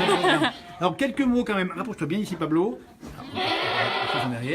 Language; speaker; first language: French; native; French